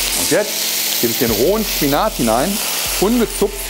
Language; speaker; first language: German; native; German